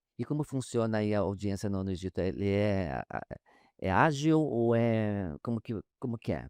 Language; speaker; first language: Portuguese; native; Portuguese